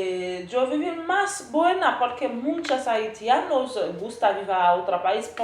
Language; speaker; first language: Spanish; non-native, learner; Haitian Creole